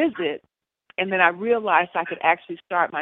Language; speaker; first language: English; native; English